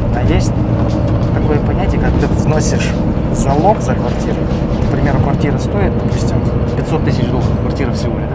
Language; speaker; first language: Russian; early bilingual, other home language; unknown